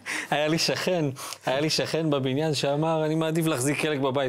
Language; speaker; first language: Hebrew; native; Hebrew